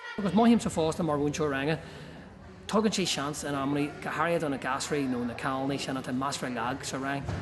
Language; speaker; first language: Irish; non-native, local second language; English